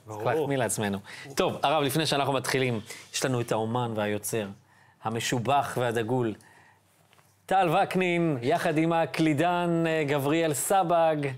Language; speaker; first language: Hebrew; native; Hebrew